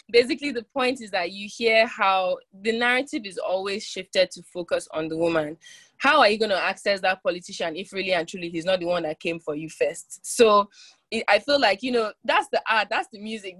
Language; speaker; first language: English; non-native, local second language; Igbo